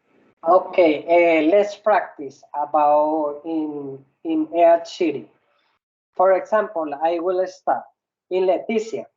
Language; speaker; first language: English; non-native, learner; Spanish